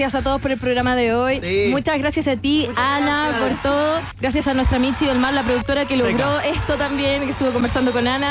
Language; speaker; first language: Spanish; native; Spanish